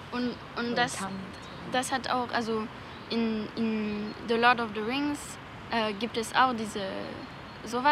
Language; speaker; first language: German; non-native, learner; French